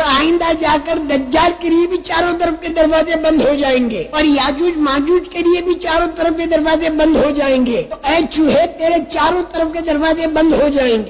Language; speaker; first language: Urdu; native; Urdu